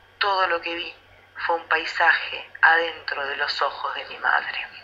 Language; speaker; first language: Spanish; native; Spanish